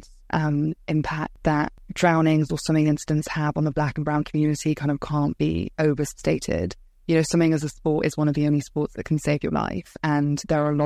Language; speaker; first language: English; native; English